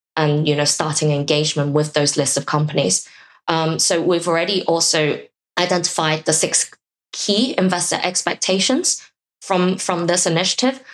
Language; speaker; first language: English; non-native, local second language; Cantonese